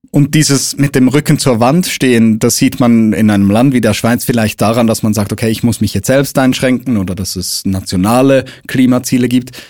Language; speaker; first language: German; native; German